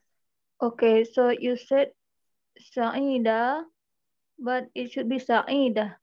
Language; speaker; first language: English; non-native, learner; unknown